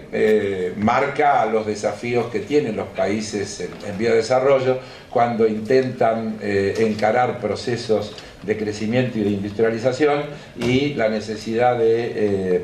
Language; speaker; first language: Spanish; native; Spanish